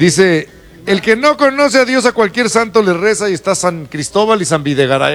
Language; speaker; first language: Spanish; native; Spanish